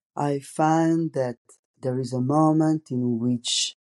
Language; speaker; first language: English; non-native, fluent; Italian